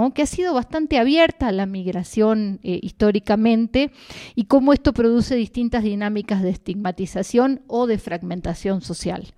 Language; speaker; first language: Spanish; native; Spanish